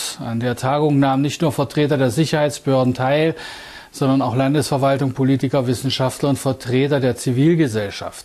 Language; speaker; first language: German; native; German